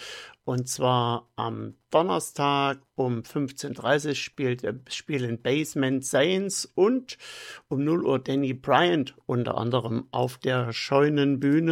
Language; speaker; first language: German; native; German